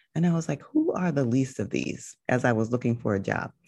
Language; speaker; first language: English; native; English